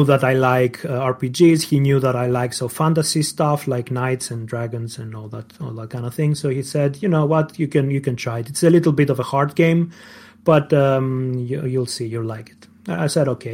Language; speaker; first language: English; non-native, fluent; Greek